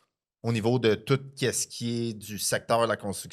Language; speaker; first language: French; native; French